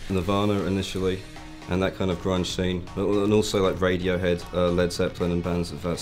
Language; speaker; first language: English; native; English